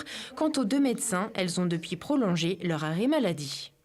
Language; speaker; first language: French; native; French